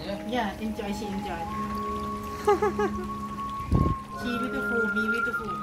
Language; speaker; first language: English; non-native, learner; Thai